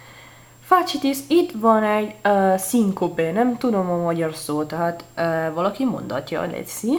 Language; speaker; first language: Hungarian; non-native, learner; Italian